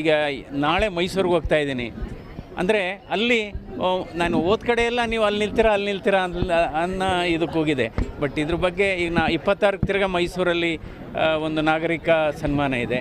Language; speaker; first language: Kannada; native; Kannada